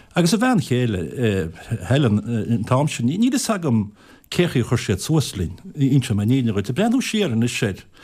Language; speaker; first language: Irish; native; Irish